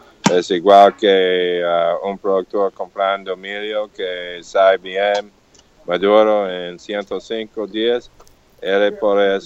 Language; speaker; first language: Portuguese; non-native, learner; English